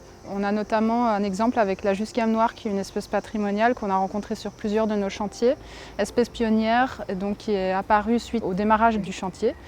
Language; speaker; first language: French; native; French